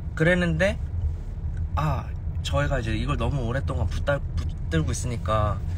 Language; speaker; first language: Korean; early bilingual, heritage; Korean